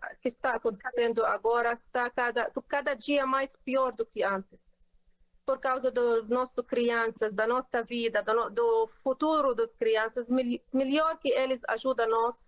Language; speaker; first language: Portuguese; non-native, fluent; Arabic